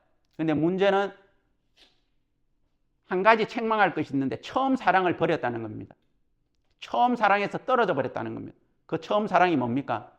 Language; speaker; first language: Korean; native; Korean